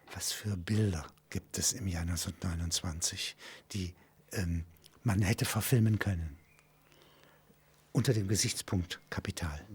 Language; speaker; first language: German; native; German